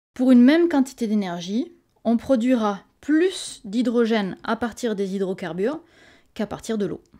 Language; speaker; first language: French; native; French